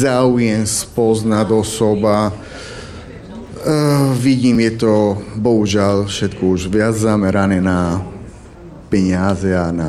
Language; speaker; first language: Slovak; non-native, fluent; Italian